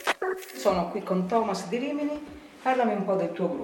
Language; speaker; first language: Italian; native; Italian